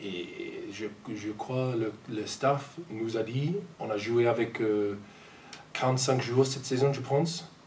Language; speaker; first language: French; non-native, fluent; English